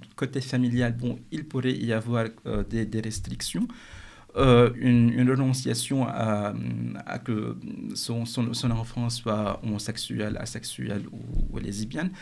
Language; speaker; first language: French; non-native, fluent; Arabic